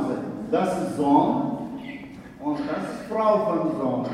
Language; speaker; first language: German; non-native, learner; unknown